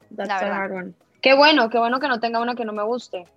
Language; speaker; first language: Spanish; native; Spanish